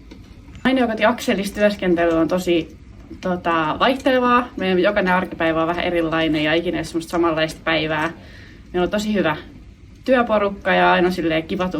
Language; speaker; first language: Finnish; native; Finnish